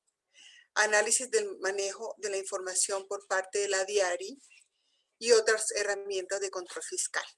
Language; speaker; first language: Spanish; native; Spanish